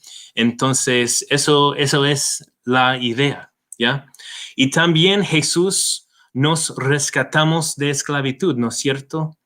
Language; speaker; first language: Spanish; non-native, fluent; English